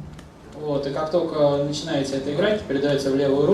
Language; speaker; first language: Russian; native; Russian